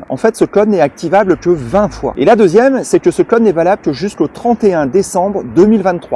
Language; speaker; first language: French; native; French